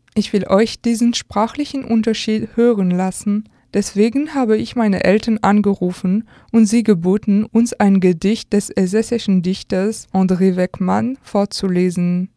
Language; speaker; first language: German; non-native, fluent; French